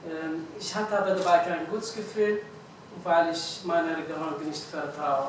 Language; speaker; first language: German; non-native, fluent; Arabic